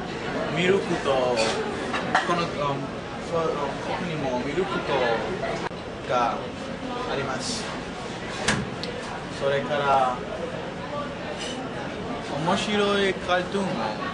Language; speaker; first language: Japanese; non-native, learner; English